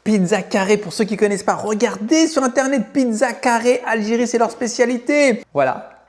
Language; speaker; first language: French; native; French